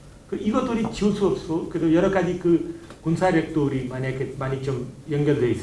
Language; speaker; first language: Korean; non-native, learner; Hindi